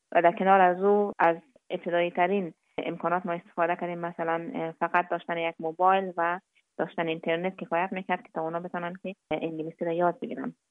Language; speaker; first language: Persian; native; Persian